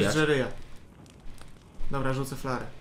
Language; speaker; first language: Polish; native; Polish